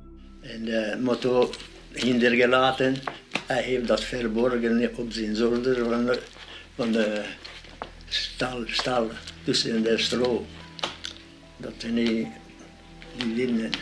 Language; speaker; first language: Dutch; non-native, learner; Hungarian